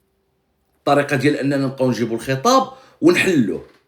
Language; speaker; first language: Arabic; native; Arabic